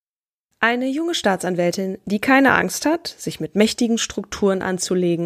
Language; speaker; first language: German; native; German